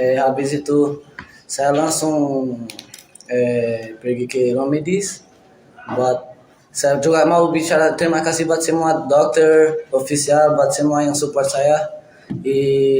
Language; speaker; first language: Indonesian; non-native, learner; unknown